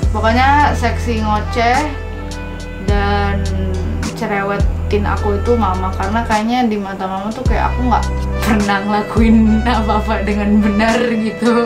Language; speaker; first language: Indonesian; non-native, local second language; English